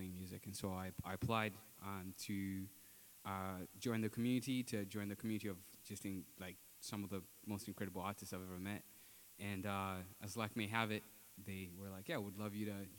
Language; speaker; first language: English; non-native, local second language; Ganda